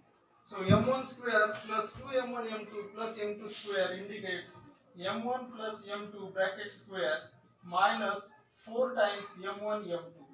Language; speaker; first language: English; non-native, local second language; Marathi